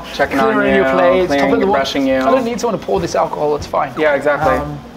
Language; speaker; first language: English; native; English